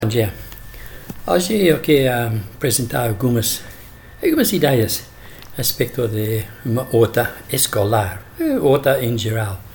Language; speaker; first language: Portuguese; non-native, fluent; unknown